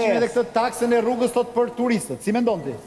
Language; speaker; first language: Albanian; native; Albanian